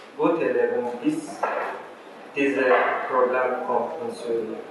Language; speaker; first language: German; non-native, learner; Arabic